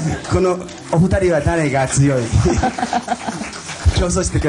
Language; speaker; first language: Japanese; non-native, fluent; Chinese